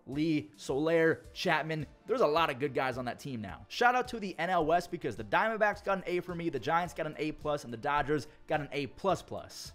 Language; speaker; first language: English; native; English